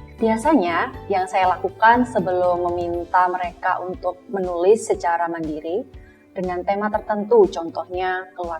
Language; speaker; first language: Indonesian; native; Indonesian